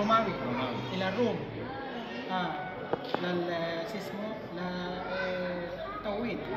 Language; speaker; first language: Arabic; non-native, fluent; Indonesian